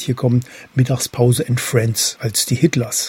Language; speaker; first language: German; native; German